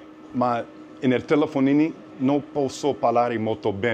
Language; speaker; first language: Italian; non-native, learner; English